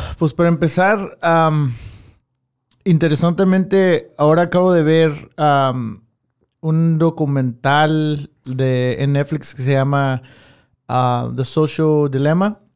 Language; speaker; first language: Spanish; early bilingual, heritage; Spanish